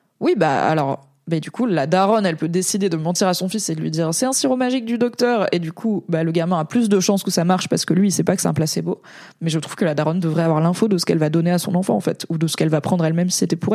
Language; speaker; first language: French; native; French